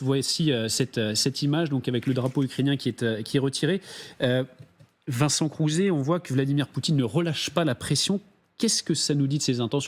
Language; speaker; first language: French; native; French